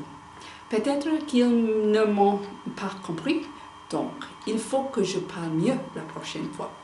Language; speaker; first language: French; non-native, learner; English